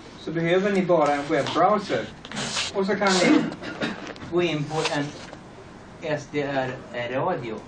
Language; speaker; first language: Swedish; early bilingual, other home language; German